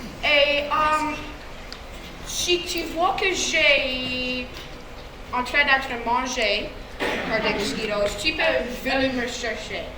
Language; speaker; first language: French; non-native, local second language; English